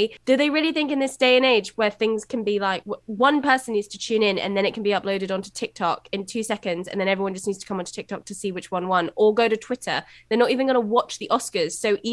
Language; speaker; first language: English; native; English